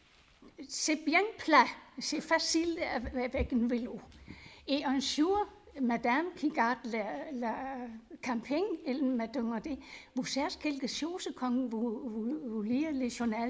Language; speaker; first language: French; non-native, learner; Danish